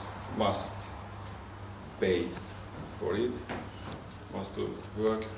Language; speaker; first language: English; non-native, learner; Hungarian